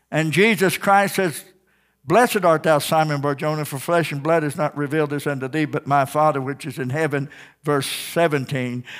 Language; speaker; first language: English; native; English